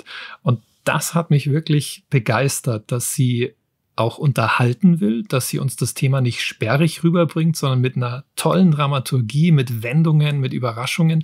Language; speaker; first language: German; native; German